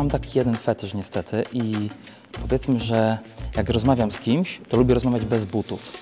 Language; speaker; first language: Polish; native; Polish